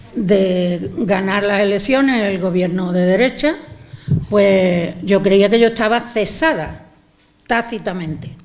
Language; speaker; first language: Spanish; native; Spanish